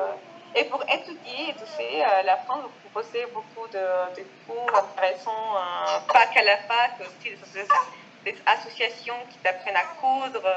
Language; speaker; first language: French; non-native, fluent; Spanish